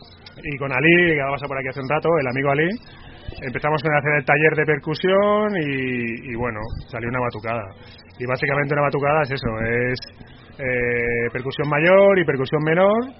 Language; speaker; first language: Spanish; native; Spanish